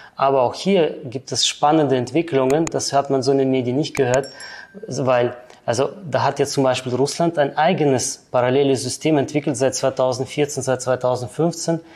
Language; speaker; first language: German; non-native, fluent; Russian